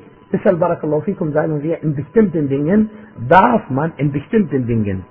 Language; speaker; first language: German; non-native, fluent; Arabic